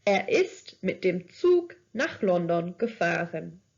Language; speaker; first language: German; non-native, fluent; English